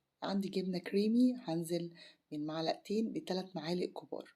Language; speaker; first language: Arabic; native; Arabic